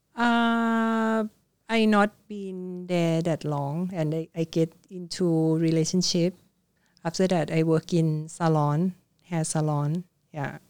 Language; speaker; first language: English; non-native, learner; Thai